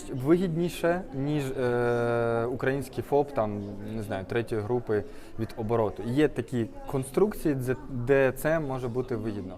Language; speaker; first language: Ukrainian; non-native, local second language; Russian